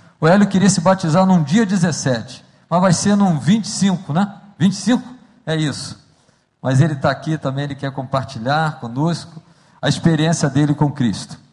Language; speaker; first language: Portuguese; native; Portuguese